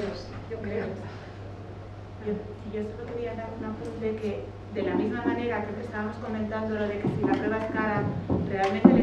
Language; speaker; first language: Spanish; native; Spanish